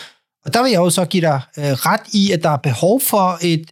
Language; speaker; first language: Danish; native; Danish